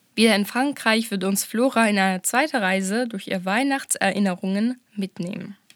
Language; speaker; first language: German; non-native, fluent; Arabic